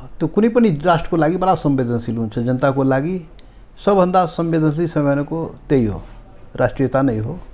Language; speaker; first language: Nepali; non-native, local second language; Maithili